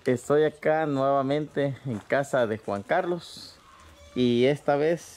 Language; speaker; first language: Spanish; native; Spanish